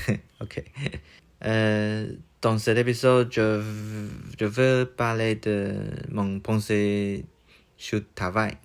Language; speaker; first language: French; non-native, learner; Chinese